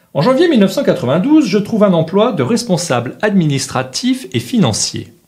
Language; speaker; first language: French; native; French